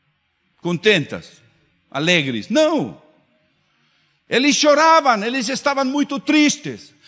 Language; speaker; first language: Portuguese; non-native, fluent; Spanish